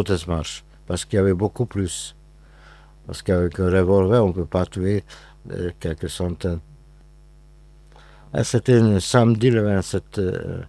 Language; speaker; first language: French; non-native, fluent; Hungarian